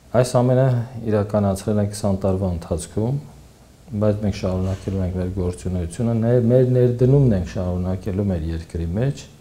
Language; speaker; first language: Armenian; native; Armenian